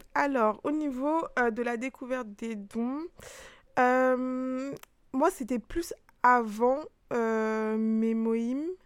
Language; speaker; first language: French; early bilingual, other home language; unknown